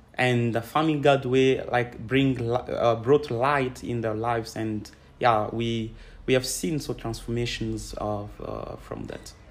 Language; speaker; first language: English; non-native, fluent; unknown